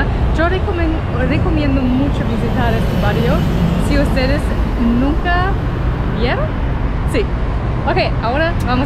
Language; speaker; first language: Spanish; non-native, learner; German